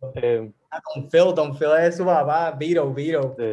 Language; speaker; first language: Spanish; native; Spanish